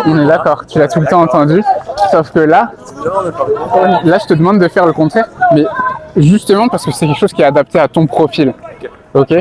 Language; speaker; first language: French; native; French